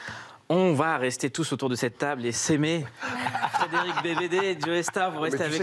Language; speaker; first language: French; native; French